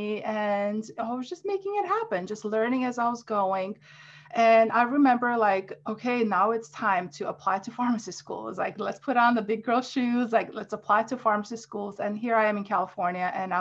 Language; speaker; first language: English; non-native, fluent; Armenian